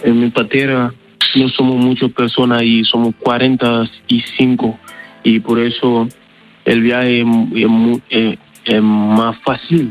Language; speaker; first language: Spanish; non-native, learner; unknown